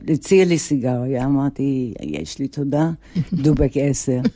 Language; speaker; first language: Hebrew; non-native, fluent; English